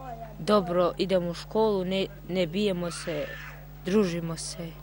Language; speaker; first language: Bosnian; non-native, local second language; Albanian